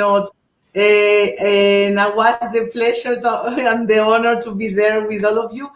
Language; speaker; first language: English; non-native, fluent; Portuguese